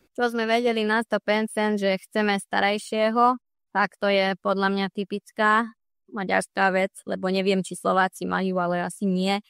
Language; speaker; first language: Slovak; non-native, local second language; Hungarian